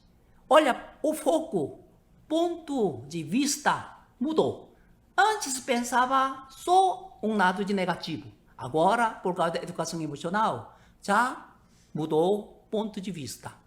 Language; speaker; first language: Portuguese; non-native, learner; Korean